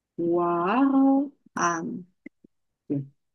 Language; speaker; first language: French; non-native, fluent; Czech